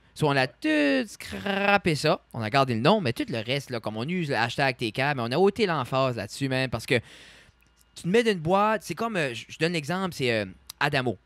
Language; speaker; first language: French; native; French